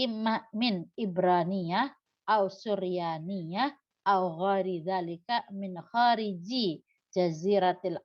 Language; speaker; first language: Arabic; non-native, fluent; Indonesian